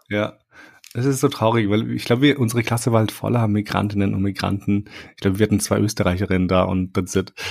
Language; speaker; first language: German; early bilingual, other home language; Albanian